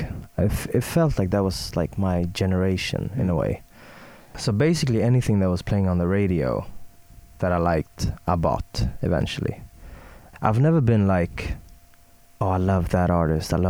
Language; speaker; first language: English; non-native, fluent; Swedish